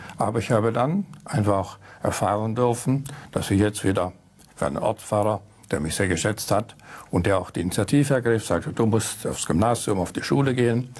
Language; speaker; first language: German; native; German